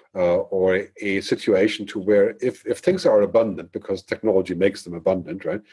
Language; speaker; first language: English; non-native, fluent; German